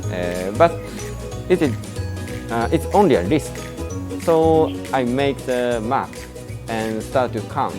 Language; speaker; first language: English; non-native, learner; Japanese